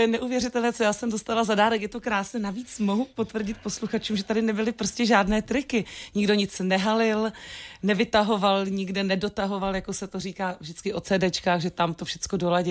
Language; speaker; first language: Czech; native; Czech